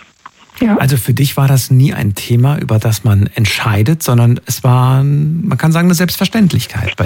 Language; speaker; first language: German; native; German